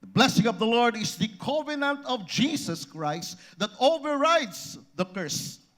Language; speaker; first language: English; non-native, local second language; Filipino